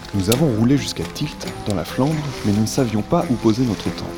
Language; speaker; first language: French; native; French